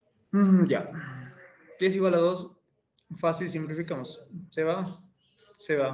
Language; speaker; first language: Spanish; native; Spanish